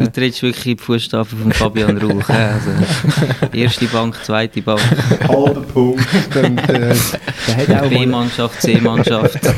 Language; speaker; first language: German; native; German